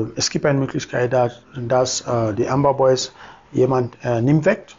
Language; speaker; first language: German; non-native, fluent; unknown